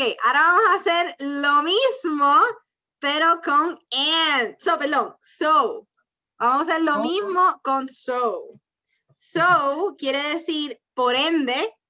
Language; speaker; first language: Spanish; early bilingual, heritage; Spanish